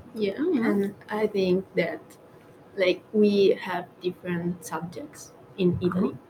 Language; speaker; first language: English; non-native, fluent; Italian